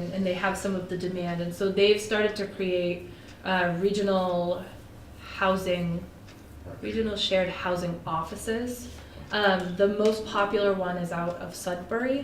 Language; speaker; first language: English; native; English